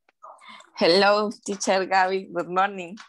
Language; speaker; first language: English; non-native, learner; Spanish